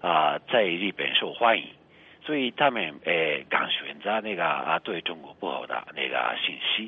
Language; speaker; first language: Chinese; non-native, fluent; Japanese